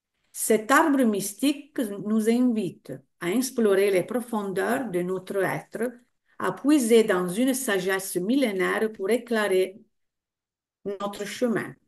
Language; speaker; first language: French; non-native, fluent; Italian